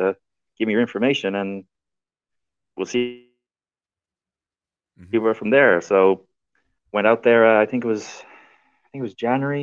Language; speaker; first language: English; native; English